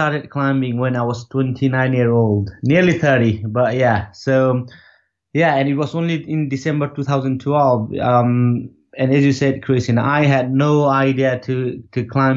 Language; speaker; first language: English; non-native, local second language; Nepali